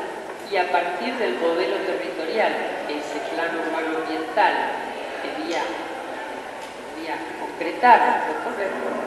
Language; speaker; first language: Spanish; native; Spanish